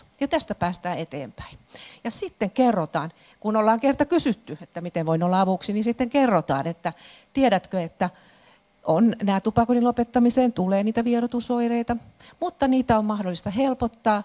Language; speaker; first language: Finnish; native; Finnish